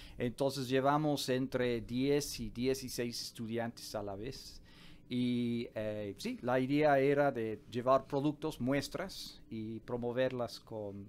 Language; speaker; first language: Spanish; non-native, fluent; English